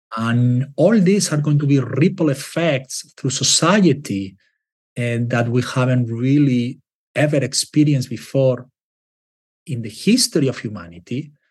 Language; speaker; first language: English; non-native, fluent; Spanish